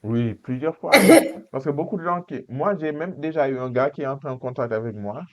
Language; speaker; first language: French; non-native, fluent; Portuguese